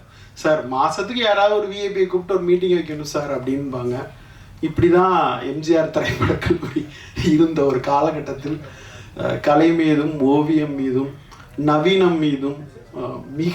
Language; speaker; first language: Tamil; native; Tamil